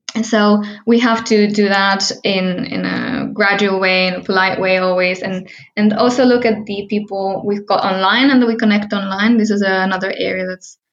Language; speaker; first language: English; early bilingual, heritage; Spanish